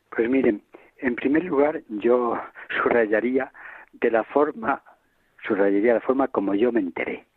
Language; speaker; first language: Spanish; native; Spanish